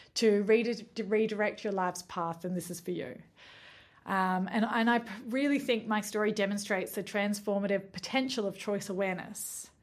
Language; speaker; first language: English; native; English